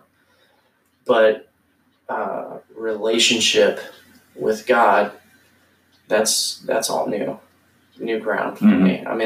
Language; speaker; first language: English; native; English